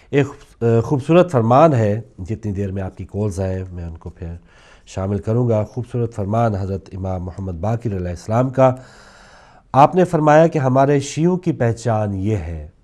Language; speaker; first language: Urdu; native; Urdu